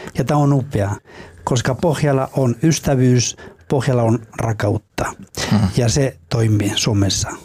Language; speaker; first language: Finnish; non-native, fluent; Spanish